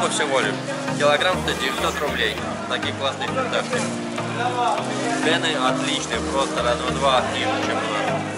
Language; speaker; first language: Russian; native; Russian